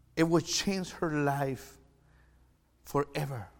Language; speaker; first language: English; non-native, fluent; Spanish